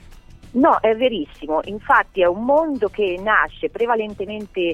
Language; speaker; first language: Italian; native; Italian